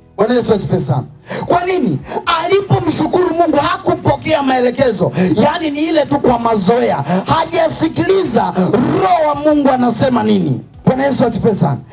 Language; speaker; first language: Swahili; native; Swahili